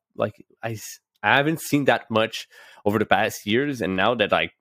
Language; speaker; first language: English; native; English